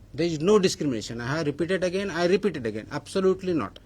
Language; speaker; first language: Hindi; non-native, local second language; Marathi